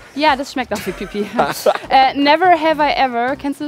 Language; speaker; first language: German; native; German